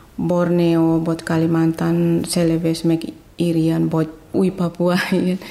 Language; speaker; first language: Hungarian; non-native, fluent; Batak Toba